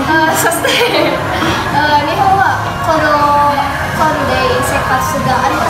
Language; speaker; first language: Japanese; non-native, learner; Indonesian